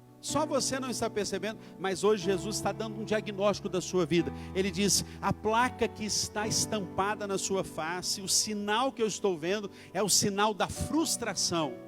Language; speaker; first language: Portuguese; native; Portuguese